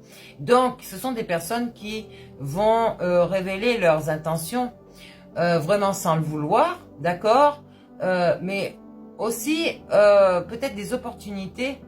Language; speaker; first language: French; native; French